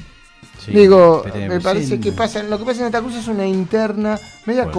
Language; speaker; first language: Spanish; native; Spanish